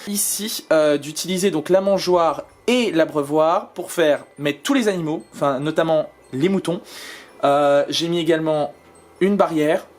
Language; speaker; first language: French; native; French